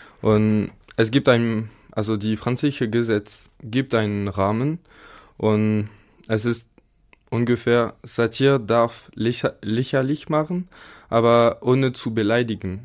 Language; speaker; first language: German; non-native, fluent; French